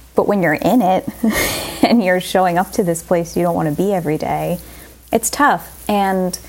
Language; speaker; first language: English; native; English